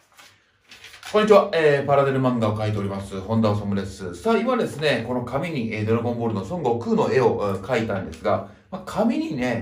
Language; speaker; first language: Japanese; native; Japanese